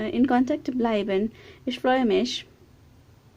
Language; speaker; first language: German; non-native, learner; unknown